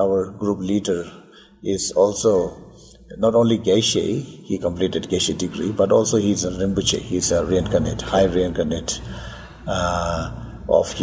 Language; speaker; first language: English; non-native, local second language; Tibetan